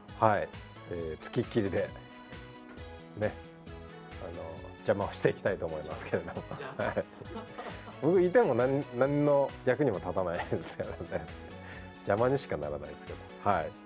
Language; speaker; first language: Japanese; native; Japanese